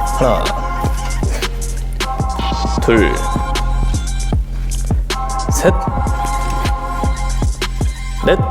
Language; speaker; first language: Korean; native; Korean